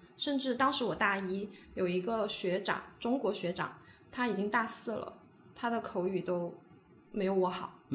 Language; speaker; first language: Chinese; native; Chinese